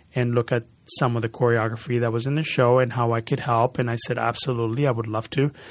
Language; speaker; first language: English; early bilingual, other home language; Spanish